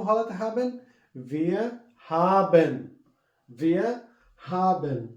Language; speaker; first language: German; non-native, learner; Persian